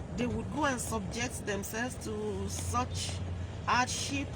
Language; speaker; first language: English; non-native, local second language; Yoruba